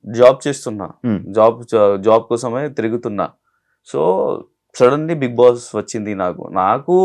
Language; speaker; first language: Telugu; non-native, learner; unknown